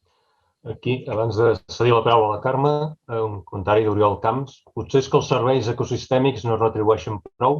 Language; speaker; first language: Catalan; native; Catalan